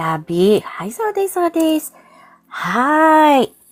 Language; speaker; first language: Japanese; non-native, fluent; Filipino